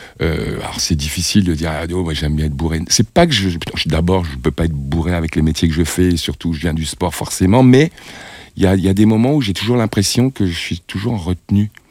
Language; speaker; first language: French; native; French